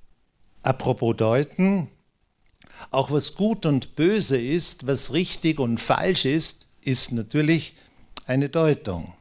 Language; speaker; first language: German; native; German